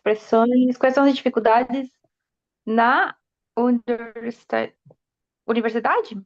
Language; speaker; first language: Portuguese; non-native, fluent; Spanish